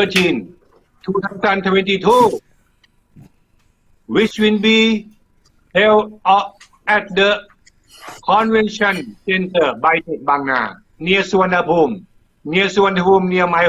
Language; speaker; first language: English; non-native, learner; Thai